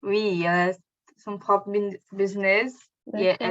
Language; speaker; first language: French; non-native, learner; Portuguese